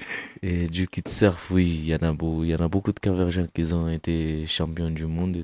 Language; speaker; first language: French; non-native, fluent; Kabuverdianu